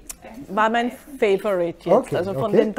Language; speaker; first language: German; native; German